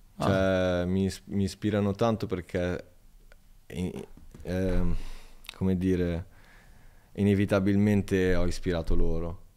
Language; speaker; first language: Italian; native; Italian